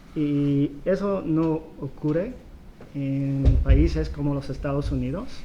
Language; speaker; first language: Spanish; non-native, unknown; English